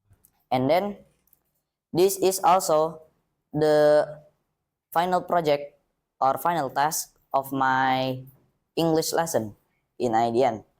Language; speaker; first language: English; non-native, learner; Indonesian